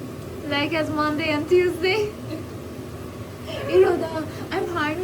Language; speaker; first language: English; non-native, learner; Persian